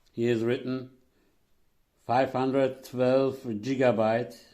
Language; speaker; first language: English; non-native, learner; Turkish